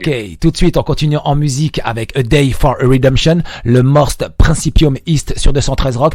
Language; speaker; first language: French; native; French